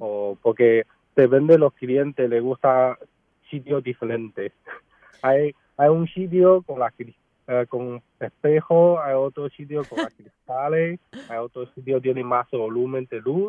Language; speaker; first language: Spanish; non-native, learner; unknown